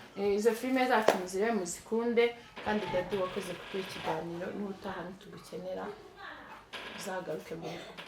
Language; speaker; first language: Kinyarwanda; early bilingual, heritage; Kinyarwanda